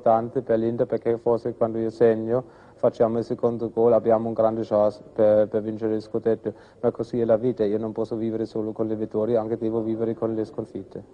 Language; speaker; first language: Italian; non-native, fluent; German